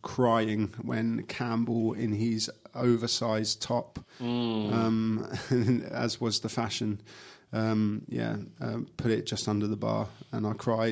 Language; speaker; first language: English; native; English